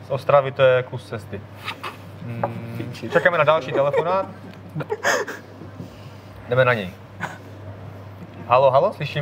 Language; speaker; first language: Czech; native; Czech